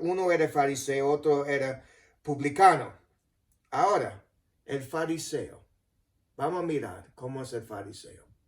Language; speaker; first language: Spanish; non-native, fluent; English